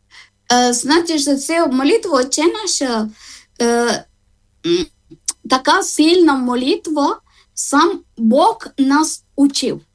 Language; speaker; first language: Ukrainian; non-native, learner; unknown